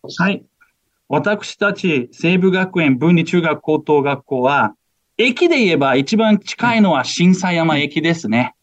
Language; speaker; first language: Japanese; non-native, fluent; Portuguese